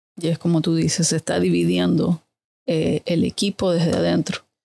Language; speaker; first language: Spanish; native; Spanish